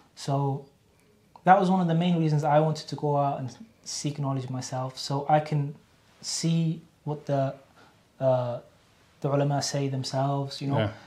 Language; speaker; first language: English; native; English